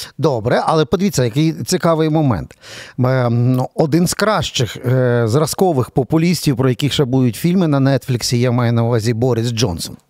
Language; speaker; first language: Ukrainian; native; Ukrainian